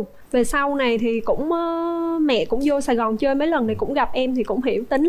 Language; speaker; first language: Vietnamese; native; Vietnamese